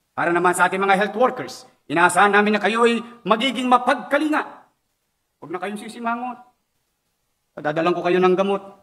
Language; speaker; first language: Filipino; native; Filipino